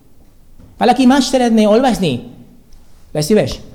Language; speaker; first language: Hungarian; non-native, learner; Spanish